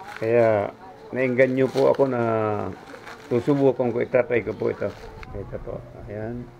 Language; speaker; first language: Filipino; non-native, local second language; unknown